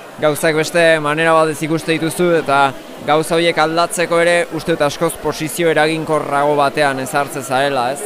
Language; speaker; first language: Basque; native; Basque